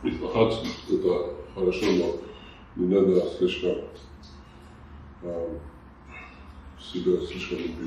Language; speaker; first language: Russian; non-native, fluent; Georgian